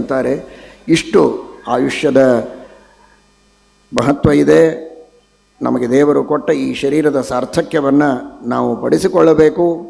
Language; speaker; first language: Kannada; native; Kannada